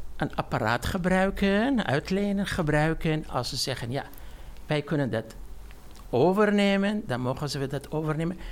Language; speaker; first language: Dutch; non-native, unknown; Armenian